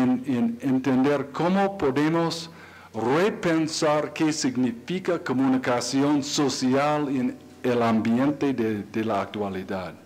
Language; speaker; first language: Spanish; non-native, learner; English